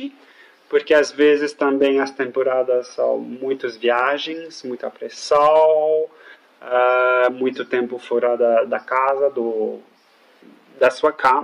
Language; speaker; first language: Portuguese; non-native, fluent; French